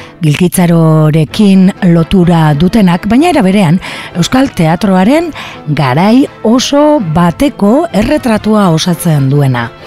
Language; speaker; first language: Basque; native; Basque